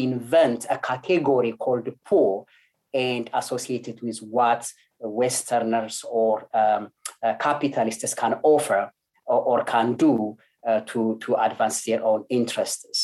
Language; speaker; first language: English; non-native, fluent; Amharic